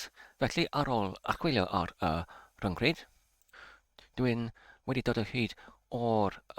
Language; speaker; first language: Welsh; non-native, learner; Polish